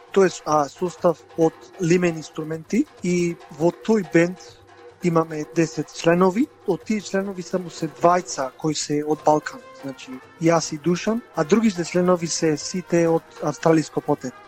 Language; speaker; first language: Macedonian; native; Macedonian